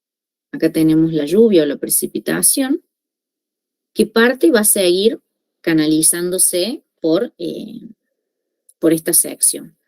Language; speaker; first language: Spanish; native; Spanish